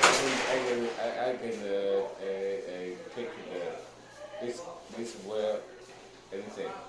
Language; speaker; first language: English; non-native, learner; Chinese